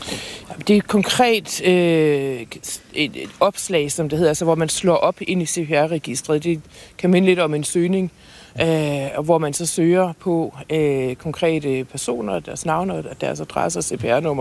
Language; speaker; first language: Danish; native; Danish